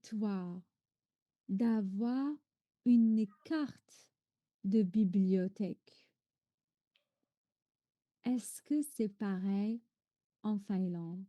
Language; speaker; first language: French; non-native, fluent; Arabic